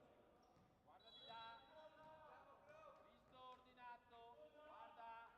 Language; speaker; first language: Italian; native; Italian